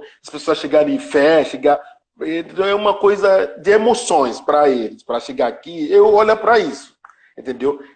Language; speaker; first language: Portuguese; non-native, learner; Yoruba